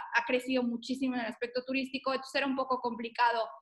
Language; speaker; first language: Spanish; native; Spanish